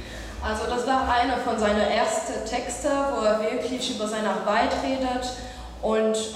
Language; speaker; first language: German; non-native, fluent; French